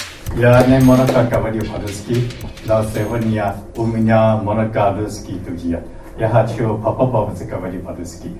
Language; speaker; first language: Russian; non-native, learner; Chinese